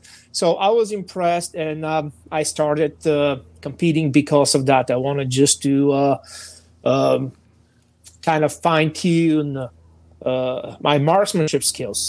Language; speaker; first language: English; non-native, fluent; Bulgarian